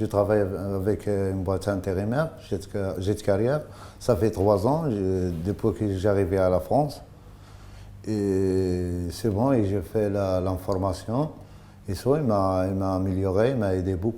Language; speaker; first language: French; non-native, learner; Spanish